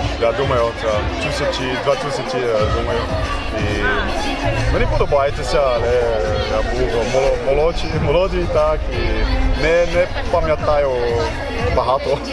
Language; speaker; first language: Ukrainian; non-native, learner; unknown